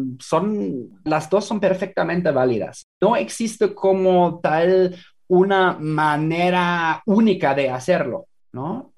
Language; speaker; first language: Spanish; non-native, fluent; German